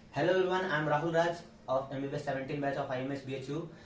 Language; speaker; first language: English; non-native, local second language; Hindi